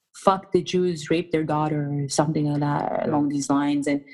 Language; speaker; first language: English; non-native, fluent; Hebrew